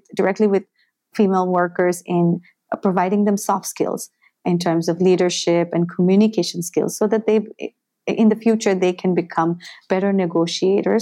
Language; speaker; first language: English; non-native, local second language; Bangla